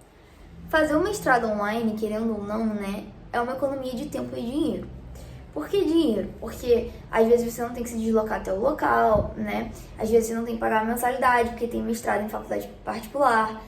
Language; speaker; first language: Portuguese; native; Portuguese